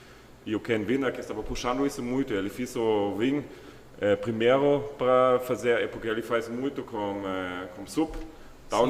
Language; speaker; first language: Portuguese; non-native, fluent; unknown